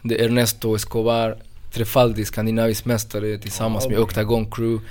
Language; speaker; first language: Swedish; non-native, fluent; Spanish